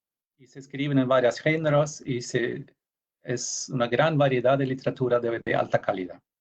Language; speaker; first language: Spanish; non-native, fluent; Norwegian